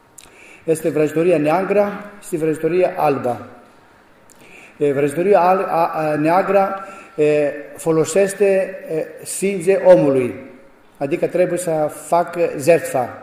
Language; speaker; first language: Romanian; non-native, learner; Greek